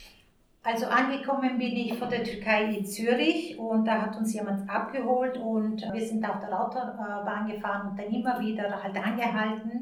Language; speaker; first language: German; early bilingual, other home language; Turkish